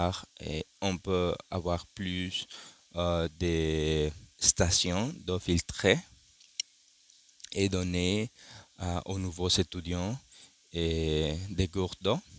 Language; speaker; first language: French; non-native, learner; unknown